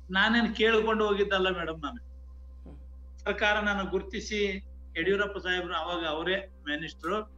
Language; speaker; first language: Kannada; native; Kannada